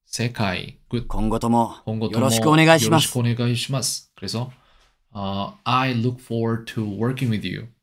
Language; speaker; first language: Japanese; non-native, learner; Korean